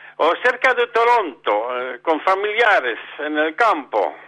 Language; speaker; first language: Spanish; non-native, fluent; Dutch